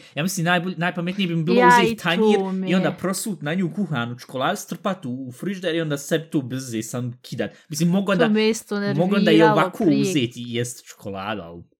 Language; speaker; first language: Bosnian; native; Bosnian